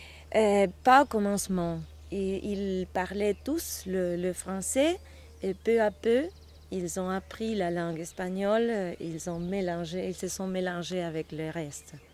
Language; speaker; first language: French; non-native, fluent; Spanish